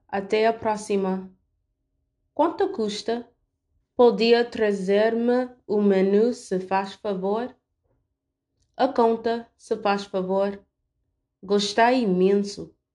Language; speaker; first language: Portuguese; non-native, learner; English